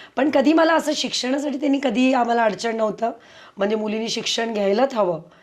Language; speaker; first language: Marathi; early bilingual, heritage; Konkani